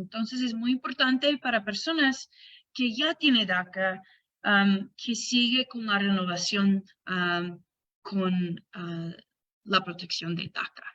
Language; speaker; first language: Spanish; non-native, fluent; English